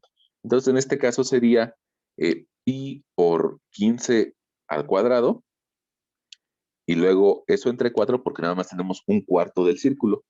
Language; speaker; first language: Spanish; native; Spanish